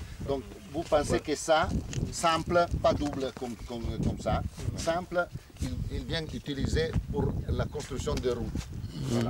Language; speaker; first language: French; non-native, learner; Italian